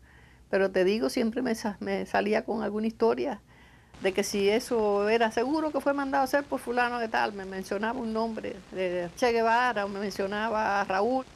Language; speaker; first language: Spanish; native; Spanish